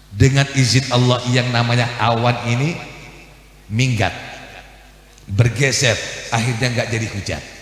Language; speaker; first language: Indonesian; native; Indonesian